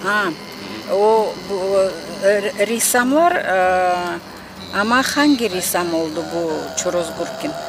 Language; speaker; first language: Turkish; non-native, learner; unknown